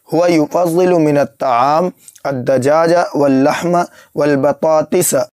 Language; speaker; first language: Arabic; non-native, fluent; Urdu